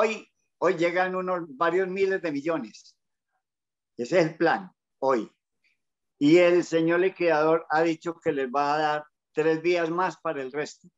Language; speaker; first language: Spanish; native; Spanish